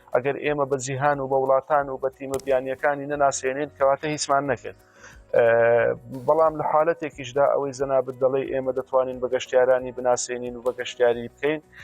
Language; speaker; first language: Central Kurdish; native; Central Kurdish